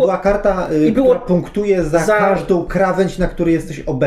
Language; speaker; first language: Polish; native; Polish